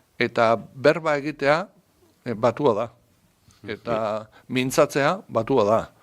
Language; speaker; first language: Basque; native; Basque